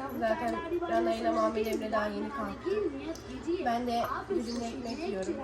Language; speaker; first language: Turkish; non-native, fluent; Urdu